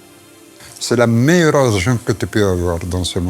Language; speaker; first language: French; non-native, fluent; Arabic